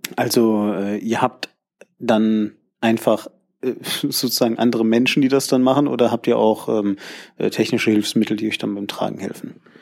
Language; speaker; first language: German; native; German